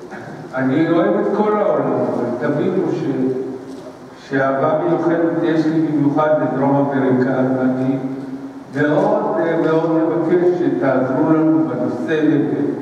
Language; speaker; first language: Hebrew; early bilingual, other home language; Spanish